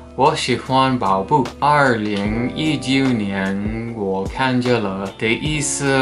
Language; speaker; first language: Chinese; non-native, learner; Vietnamese